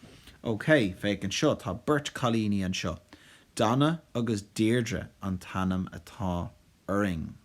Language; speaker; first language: Irish; non-native, local second language; English